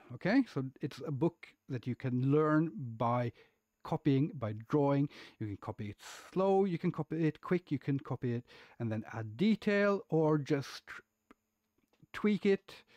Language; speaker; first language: English; non-native, fluent; Norwegian